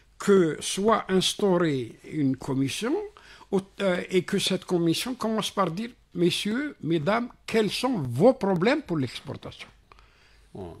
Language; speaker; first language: French; non-native, local second language; Arabic